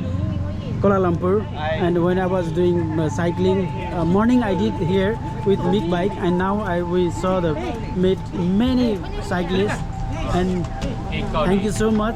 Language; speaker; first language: English; non-native, learner; Nepali